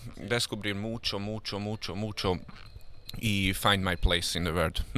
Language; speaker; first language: Spanish; non-native, learner; Hungarian